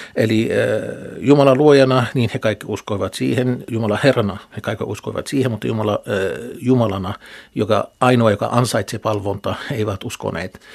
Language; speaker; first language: Finnish; non-native, fluent; Arabic